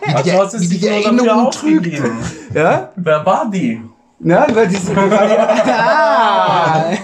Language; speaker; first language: German; non-native, fluent; Romansh